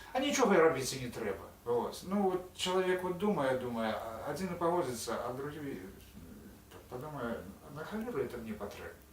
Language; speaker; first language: Belarusian; native; Belarusian